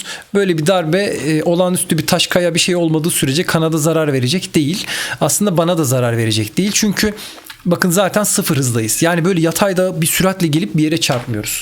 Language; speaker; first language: Turkish; native; Turkish